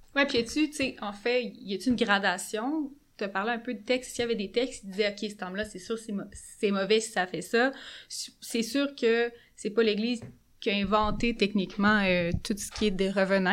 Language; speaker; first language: French; native; French